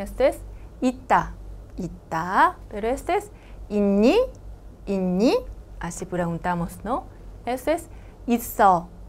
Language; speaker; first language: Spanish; non-native, learner; Korean